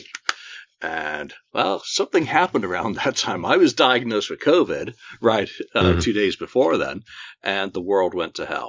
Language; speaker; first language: English; native; English